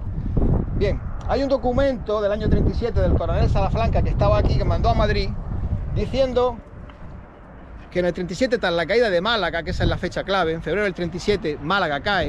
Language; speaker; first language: Spanish; native; Spanish